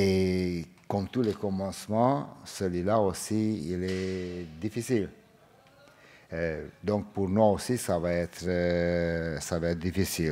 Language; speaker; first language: French; non-native, fluent; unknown